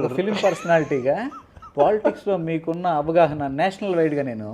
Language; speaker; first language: Telugu; native; Telugu